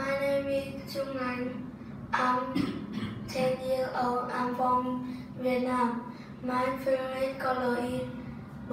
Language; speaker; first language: English; non-native, learner; Vietnamese